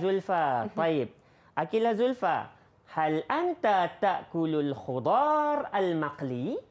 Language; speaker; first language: Arabic; non-native, fluent; Malay